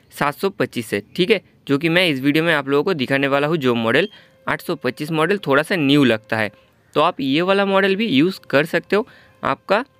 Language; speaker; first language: Hindi; non-native, local second language; Bangla